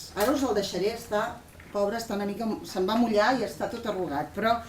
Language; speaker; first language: Catalan; non-native, local second language; Spanish